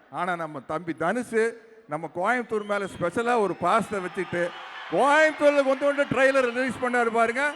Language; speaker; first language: Tamil; native; Tamil